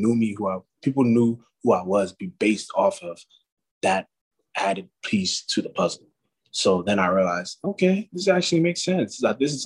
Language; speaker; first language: English; native; English